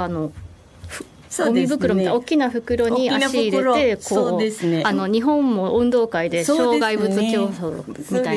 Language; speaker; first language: Japanese; native; Japanese